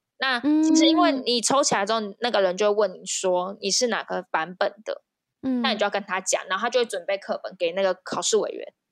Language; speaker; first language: Chinese; native; Chinese